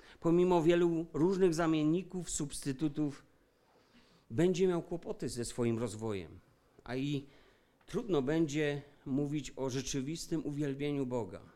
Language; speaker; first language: Polish; native; Polish